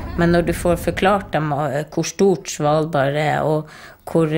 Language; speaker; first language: Norwegian; native; Norwegian